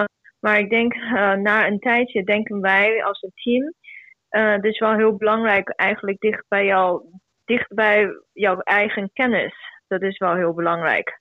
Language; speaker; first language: Dutch; non-native, fluent; Chinese